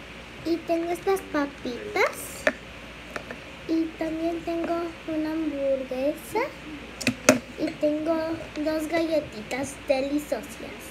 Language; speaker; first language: Spanish; early bilingual, heritage; Spanish